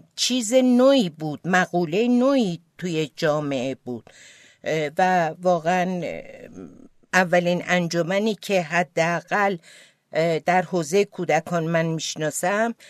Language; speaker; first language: Persian; non-native, local second language; Azerbaijani